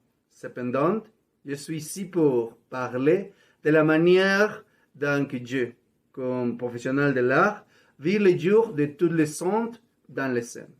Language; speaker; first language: French; non-native, learner; Spanish